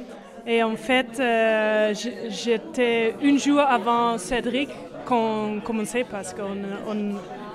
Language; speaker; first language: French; non-native, learner; Dutch